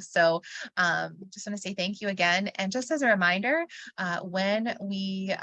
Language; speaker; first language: English; native; English